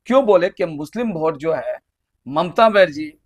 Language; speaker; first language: Hindi; non-native, local second language; Bangla